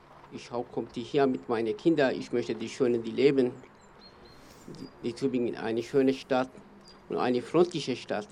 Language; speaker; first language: German; non-native, learner; Kurdish